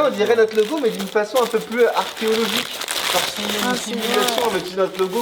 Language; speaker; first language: French; native; French